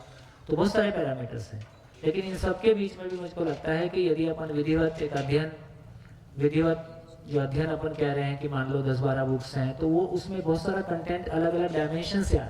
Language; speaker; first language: Hindi; native; Hindi